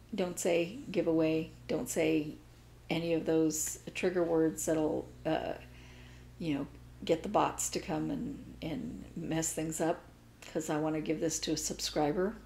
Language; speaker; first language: English; native; English